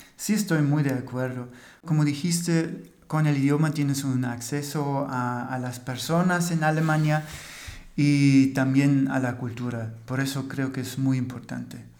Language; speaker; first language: Spanish; non-native, fluent; German